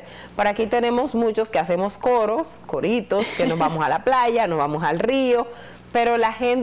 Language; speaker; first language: Spanish; native; Spanish